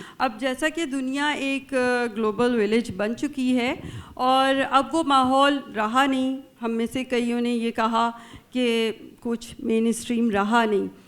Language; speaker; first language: Urdu; native; Urdu